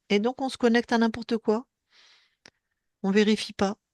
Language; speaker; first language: French; native; French